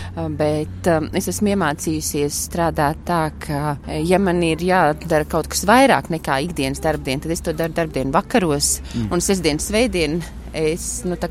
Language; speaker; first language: Latvian; native; Latvian